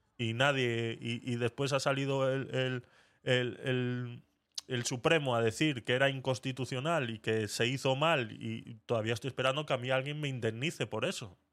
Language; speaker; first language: Spanish; native; Spanish